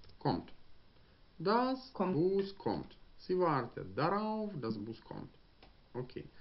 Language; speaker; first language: German; non-native, fluent; Ukrainian